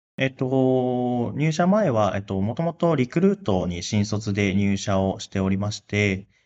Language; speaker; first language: Japanese; native; Japanese